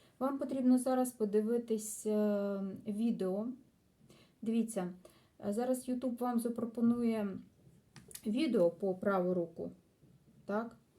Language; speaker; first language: Ukrainian; non-native, local second language; Russian